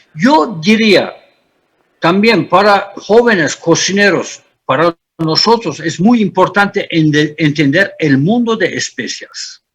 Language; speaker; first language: Spanish; non-native, fluent; Turkish